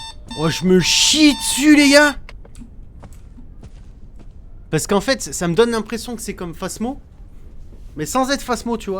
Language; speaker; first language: French; native; French